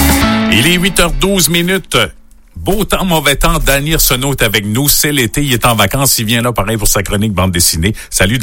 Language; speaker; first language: French; native; French